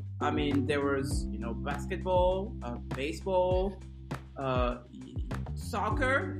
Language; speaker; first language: English; non-native, fluent; French